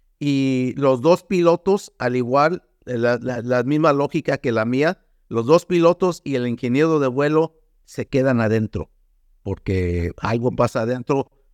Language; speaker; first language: Spanish; early bilingual, heritage; Spanish